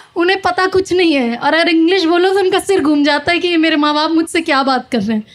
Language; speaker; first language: Hindi; native; Hindi